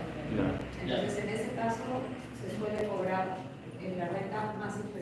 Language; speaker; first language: Spanish; native; Spanish